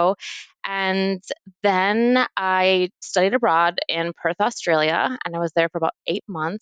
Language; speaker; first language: English; native; English